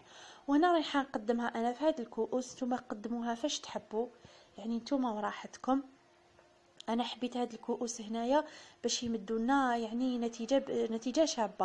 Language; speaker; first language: Arabic; native; Arabic